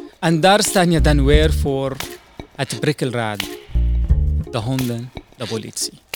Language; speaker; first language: Dutch; non-native, fluent; Arabic